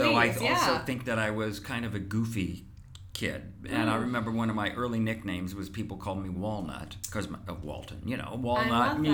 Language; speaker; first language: English; native; English